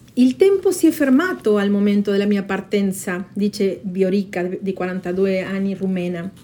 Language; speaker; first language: Italian; non-native, fluent; Spanish